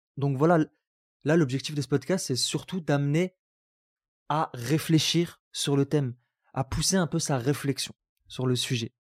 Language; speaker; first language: French; non-native, local second language; Arabic